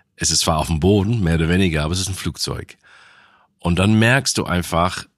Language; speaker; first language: German; non-native, fluent; English